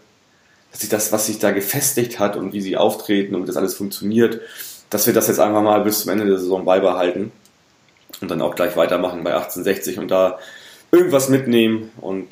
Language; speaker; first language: German; native; German